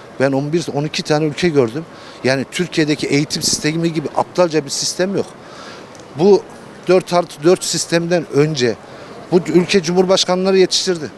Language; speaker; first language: Turkish; native; Turkish